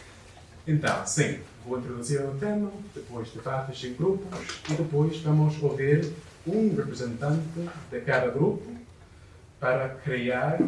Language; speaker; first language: Portuguese; non-native, learner; English